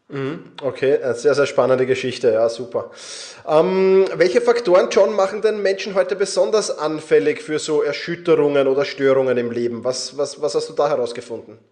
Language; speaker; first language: German; native; German